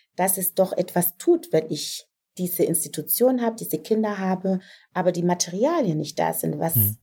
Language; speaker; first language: German; native; German